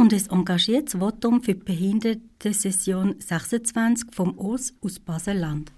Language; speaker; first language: German; native; German